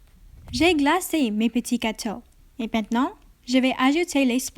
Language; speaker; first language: French; non-native, learner; English